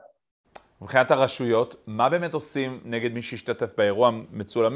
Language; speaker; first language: Hebrew; native; Hebrew